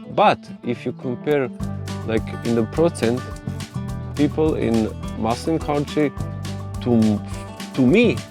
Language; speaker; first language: English; non-native, fluent; Croatian